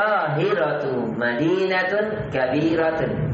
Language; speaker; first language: Arabic; non-native, fluent; Indonesian